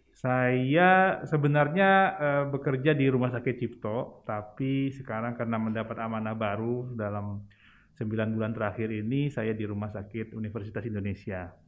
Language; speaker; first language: Indonesian; native; Indonesian